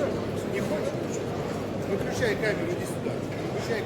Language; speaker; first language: Russian; native; Russian